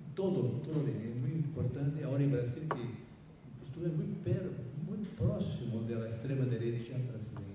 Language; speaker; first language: Spanish; non-native, fluent; Portuguese